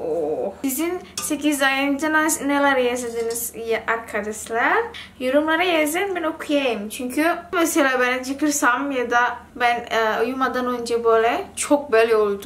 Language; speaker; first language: Turkish; non-native, learner; Indonesian